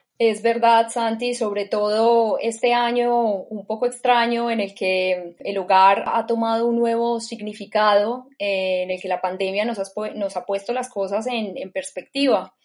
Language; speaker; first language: Spanish; native; Spanish